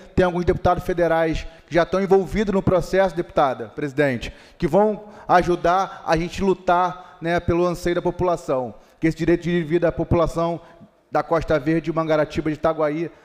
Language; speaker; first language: Portuguese; native; Portuguese